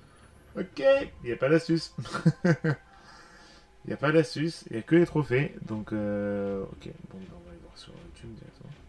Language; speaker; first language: French; native; French